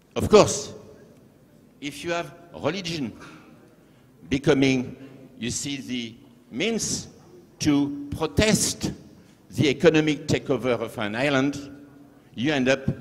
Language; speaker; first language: English; non-native, fluent; French